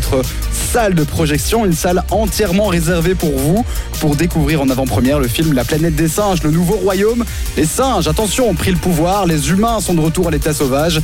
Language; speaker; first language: French; native; French